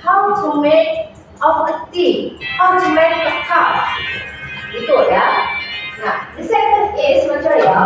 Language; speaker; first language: English; non-native, learner; Indonesian